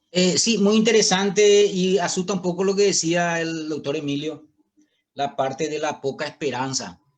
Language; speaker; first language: Spanish; native; Spanish